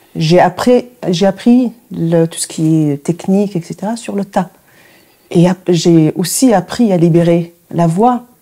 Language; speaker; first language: French; non-native, local second language; Arabic